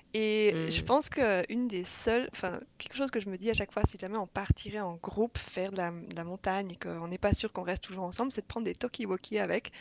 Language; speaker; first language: French; native; French